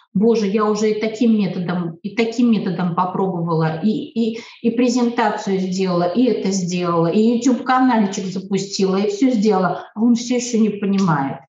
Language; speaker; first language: Russian; native; Russian